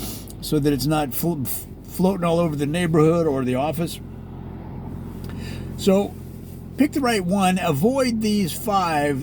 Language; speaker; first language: English; native; English